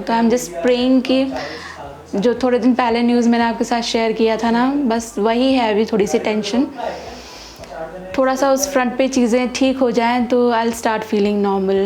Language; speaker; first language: Hindi; native; Hindi